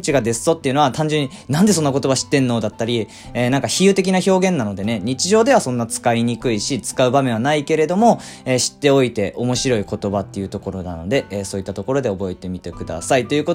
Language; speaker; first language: Japanese; native; Japanese